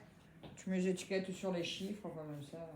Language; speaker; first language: French; native; French